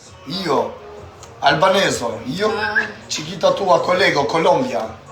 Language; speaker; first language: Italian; non-native, learner; Albanian